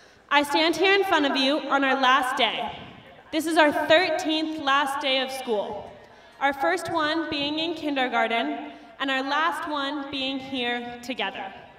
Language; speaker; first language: English; native; English